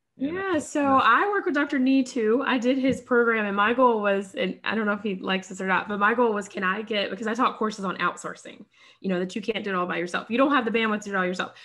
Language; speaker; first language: English; native; English